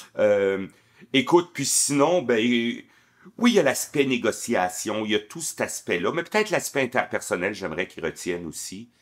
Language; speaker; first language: French; native; French